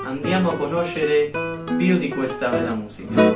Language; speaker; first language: Italian; non-native, learner; Spanish